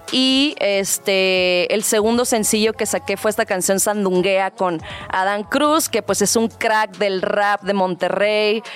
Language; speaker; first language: Spanish; native; Spanish